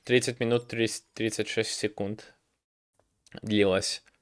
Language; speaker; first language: Russian; early bilingual, heritage; Russian